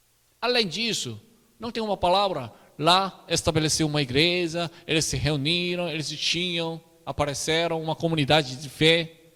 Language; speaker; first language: Portuguese; non-native, learner; Korean